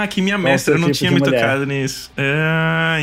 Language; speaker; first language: Portuguese; native; Portuguese